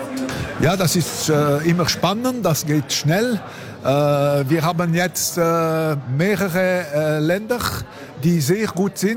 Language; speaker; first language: German; non-native, local second language; French